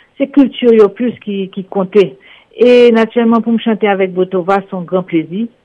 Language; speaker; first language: French; non-native, local second language; Haitian Creole